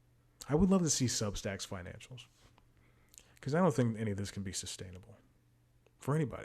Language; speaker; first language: English; native; English